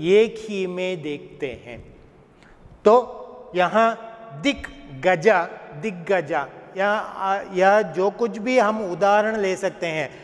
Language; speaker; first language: Hindi; non-native, local second language; Kannada